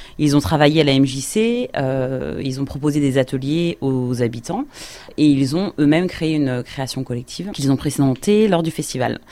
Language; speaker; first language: French; native; French